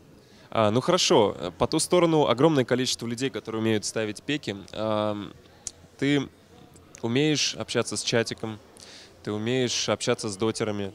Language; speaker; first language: Russian; native; Russian